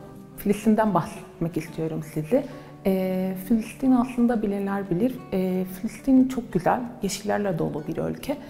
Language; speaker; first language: Turkish; non-native, fluent; Arabic